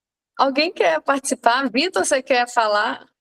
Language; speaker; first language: Portuguese; native; Portuguese